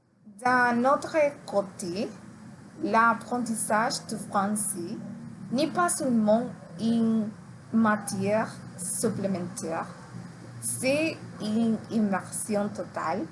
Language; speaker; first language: French; non-native, learner; Spanish